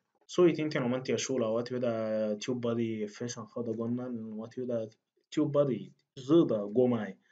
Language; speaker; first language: Chinese; non-native, fluent; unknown